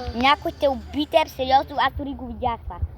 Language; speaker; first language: Bulgarian; early bilingual, heritage; Bulgarian